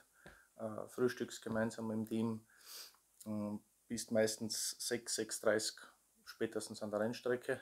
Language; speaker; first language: German; native; German